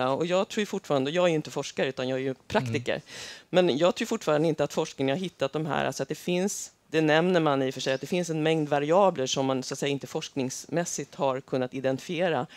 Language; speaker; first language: Swedish; native; Swedish